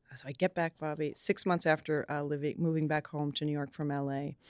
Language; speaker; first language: English; native; English